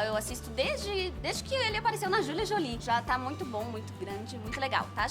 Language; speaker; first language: Portuguese; native; Portuguese